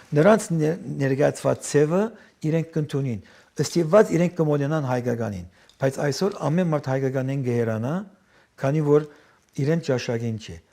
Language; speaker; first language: Armenian; early bilingual, heritage; Armenian